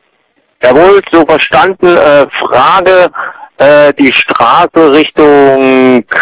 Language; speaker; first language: German; native; German